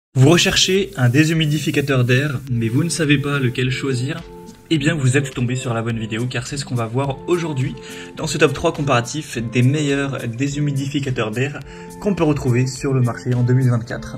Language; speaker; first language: French; native; French